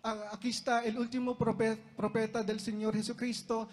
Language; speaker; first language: Spanish; non-native, learner; Filipino